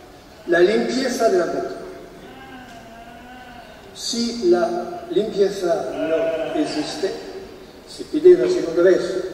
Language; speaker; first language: Spanish; non-native, fluent; French